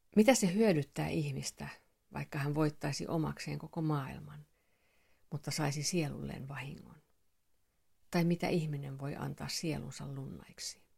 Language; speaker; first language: Finnish; non-native, local second language; Swedish